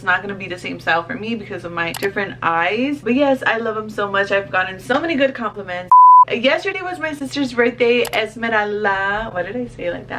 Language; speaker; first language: English; early bilingual, other home language; Spanish